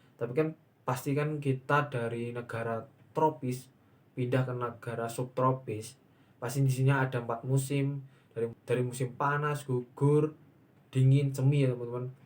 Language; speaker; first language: Indonesian; native; Indonesian